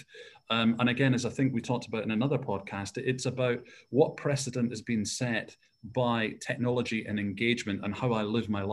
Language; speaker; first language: English; native; English